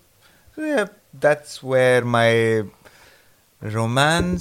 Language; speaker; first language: English; non-native, local second language; Punjabi